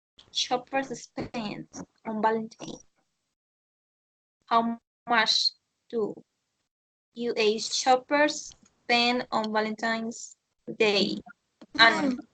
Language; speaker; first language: English; non-native, learner; Spanish